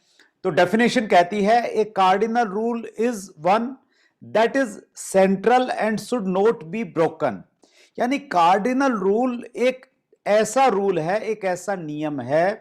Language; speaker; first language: Hindi; native; Hindi